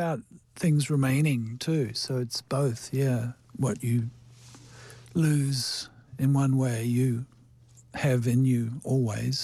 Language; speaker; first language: English; native; English